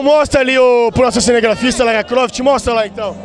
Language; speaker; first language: Portuguese; native; Portuguese